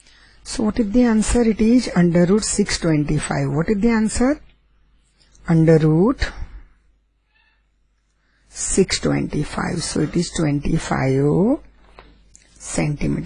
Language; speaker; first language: English; non-native, local second language; Gujarati